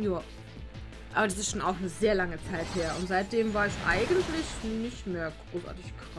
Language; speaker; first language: German; native; German